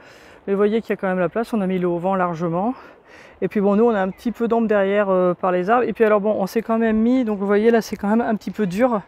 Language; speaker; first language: French; native; French